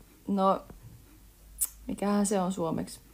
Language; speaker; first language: Finnish; early bilingual, heritage; Finnish